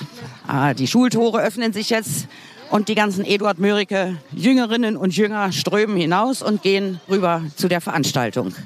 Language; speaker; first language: German; native; German